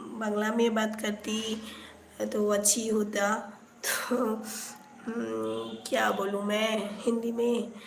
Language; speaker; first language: Hindi; non-native, local second language; Bangla